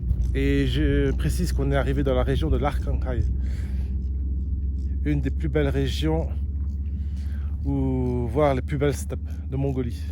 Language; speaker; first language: French; native; French